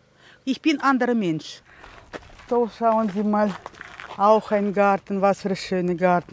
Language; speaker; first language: German; early bilingual, heritage; German